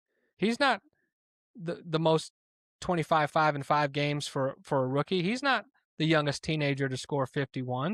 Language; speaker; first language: English; native; English